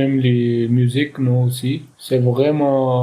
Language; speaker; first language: French; non-native, learner; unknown